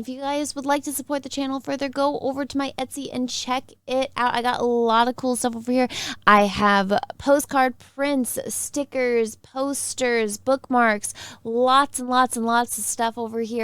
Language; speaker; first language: English; native; English